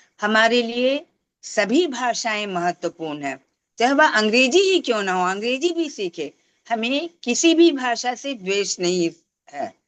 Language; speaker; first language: Hindi; non-native, local second language; Tamil